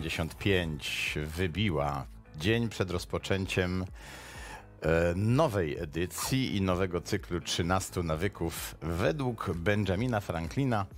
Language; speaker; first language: Polish; native; Polish